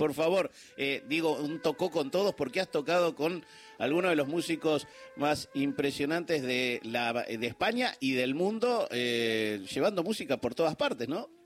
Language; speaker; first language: Spanish; native; Spanish